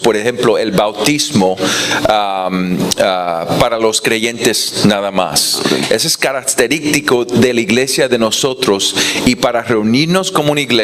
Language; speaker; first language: Spanish; non-native, fluent; English